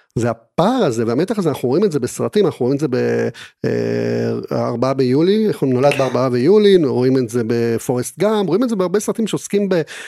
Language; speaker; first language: Hebrew; non-native, fluent; Spanish